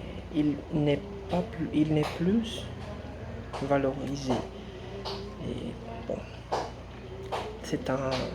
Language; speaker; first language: French; non-native, learner; Portuguese